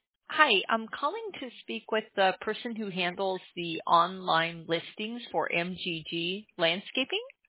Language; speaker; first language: English; native; English